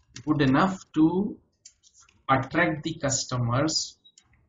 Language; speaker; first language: English; non-native, local second language; Hindi